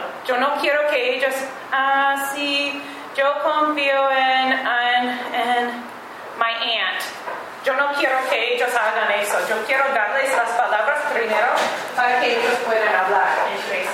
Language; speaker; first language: Spanish; non-native, learner; English